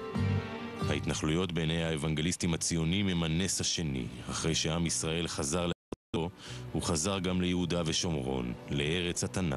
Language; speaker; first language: Hebrew; native; Hebrew